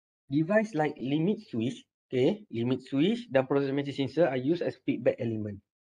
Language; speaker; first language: English; non-native, local second language; Malay